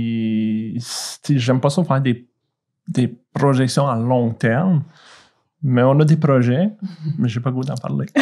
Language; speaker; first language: French; early bilingual, other home language; Bosnian